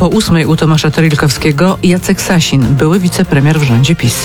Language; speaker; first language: Polish; native; Polish